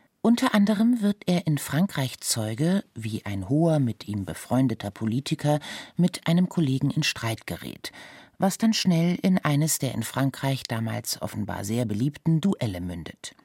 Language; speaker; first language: German; native; German